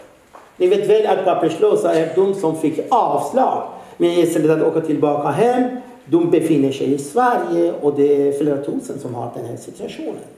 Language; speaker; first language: Swedish; non-native, fluent; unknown